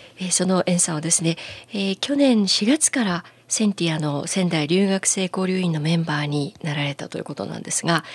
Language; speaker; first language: Japanese; native; Japanese